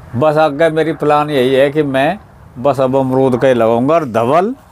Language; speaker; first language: Hindi; native; Hindi